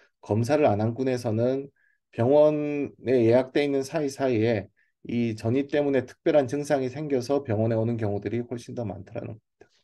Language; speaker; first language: Korean; native; Korean